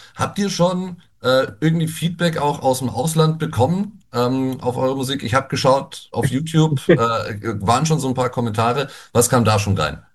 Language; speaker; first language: German; native; German